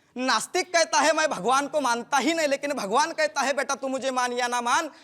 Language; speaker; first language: Hindi; non-native, local second language; Marathi